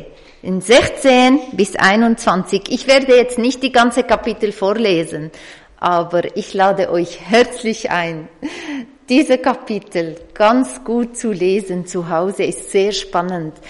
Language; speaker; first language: German; non-native, fluent; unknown